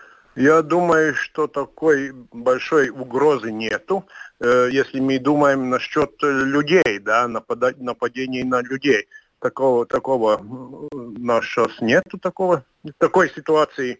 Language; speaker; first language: Russian; non-native, local second language; Latvian